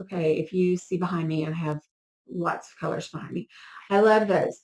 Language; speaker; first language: English; native; English